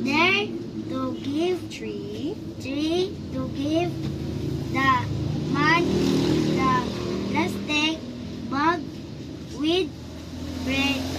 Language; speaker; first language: English; non-native, learner; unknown